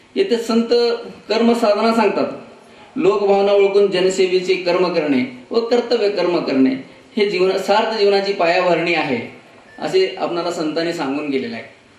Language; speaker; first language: Marathi; non-native, local second language; Kannada